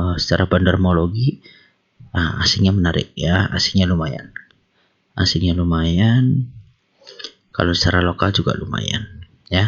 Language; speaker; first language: Indonesian; native; Indonesian